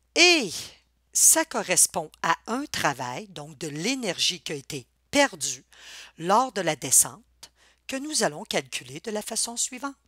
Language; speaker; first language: French; native; French